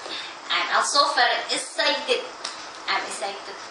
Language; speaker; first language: English; non-native, learner; Indonesian